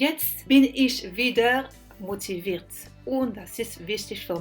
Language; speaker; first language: German; non-native, learner; French